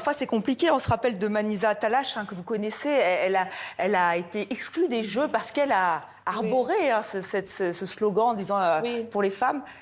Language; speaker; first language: French; native; French